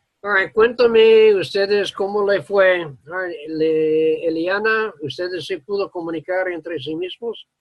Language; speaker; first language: Spanish; non-native, learner; English